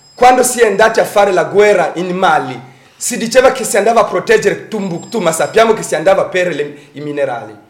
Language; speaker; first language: Italian; non-native, fluent; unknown